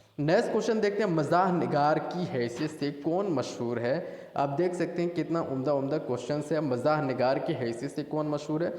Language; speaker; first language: Urdu; native; Urdu